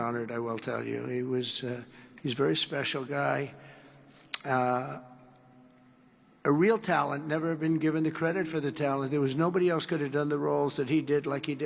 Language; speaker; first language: English; native; English